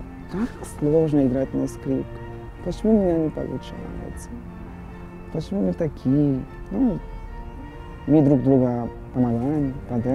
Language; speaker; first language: Russian; non-native, learner; Portuguese